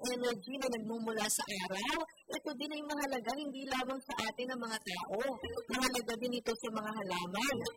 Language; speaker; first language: Filipino; native; Filipino